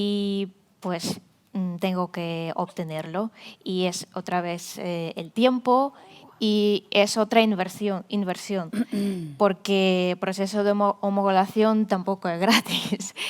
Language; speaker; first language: Spanish; non-native, fluent; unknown